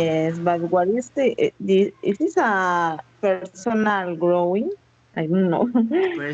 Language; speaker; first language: English; non-native, learner; Spanish